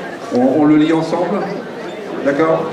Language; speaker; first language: French; native; French